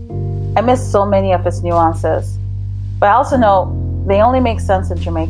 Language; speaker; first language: English; non-native, local second language; Jamaican Creole English